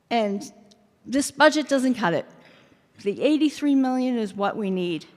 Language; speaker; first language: English; early bilingual, other home language; Finnish